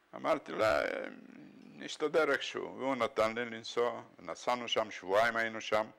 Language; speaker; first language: Hebrew; non-native, fluent; Bulgarian